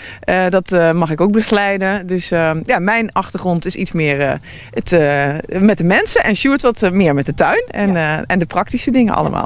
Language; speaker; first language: Dutch; native; Dutch